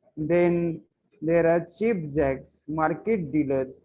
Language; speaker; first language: English; non-native, local second language; Marathi